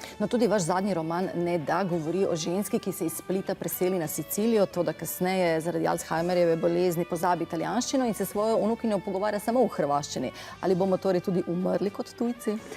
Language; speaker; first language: Slovenian; native; Slovenian